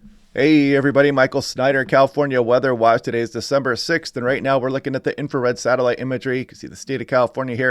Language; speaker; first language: English; native; English